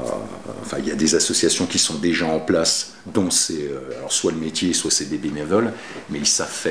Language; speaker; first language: French; native; French